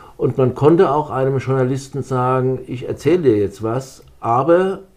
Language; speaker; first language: German; native; German